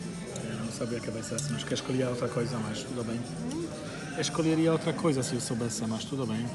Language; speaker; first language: Portuguese; non-native, learner; Polish